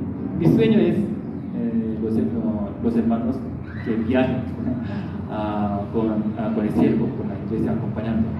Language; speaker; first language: Spanish; non-native, learner; Korean